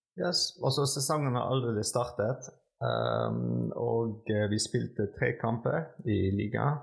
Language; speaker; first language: Norwegian; non-native, fluent; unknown